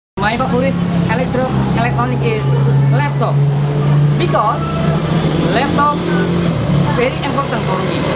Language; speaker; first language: English; non-native, learner; Indonesian